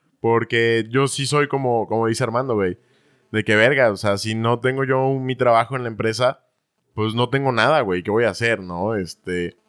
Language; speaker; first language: Spanish; native; Spanish